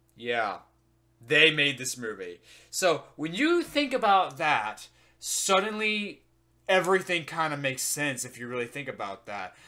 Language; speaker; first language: English; native; English